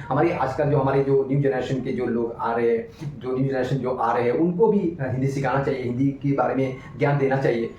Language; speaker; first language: Hindi; non-native, local second language; Bangla